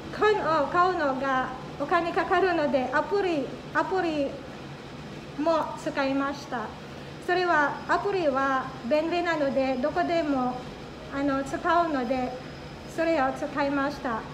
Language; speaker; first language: Japanese; non-native, fluent; Filipino